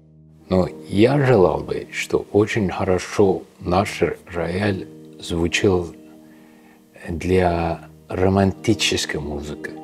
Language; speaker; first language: Russian; non-native, local second language; Estonian